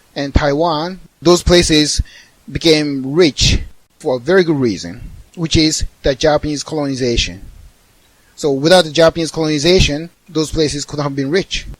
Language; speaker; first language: English; non-native, fluent; Japanese